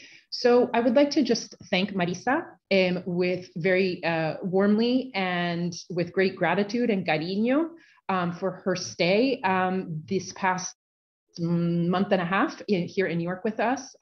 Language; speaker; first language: English; native; English